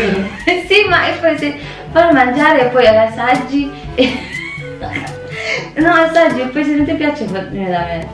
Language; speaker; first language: Italian; non-native, fluent; Filipino